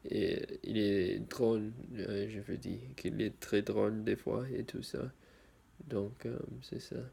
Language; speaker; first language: French; non-native, learner; English